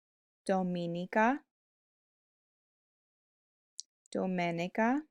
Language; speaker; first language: Italian; non-native, fluent; English